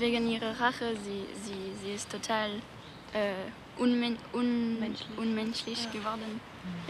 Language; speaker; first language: German; non-native, learner; French